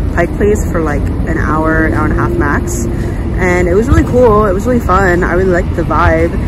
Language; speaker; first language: English; native; English